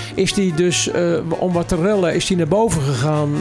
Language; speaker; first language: Dutch; native; Dutch